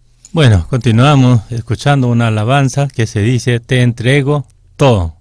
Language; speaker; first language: Spanish; non-native, fluent; Korean